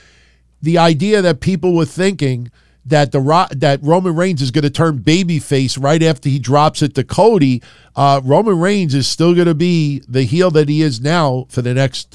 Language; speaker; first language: English; native; English